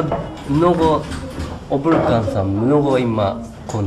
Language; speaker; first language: Bulgarian; non-native, learner; Japanese